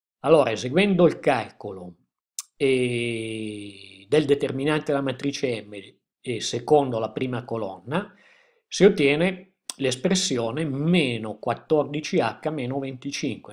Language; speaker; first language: Italian; native; Italian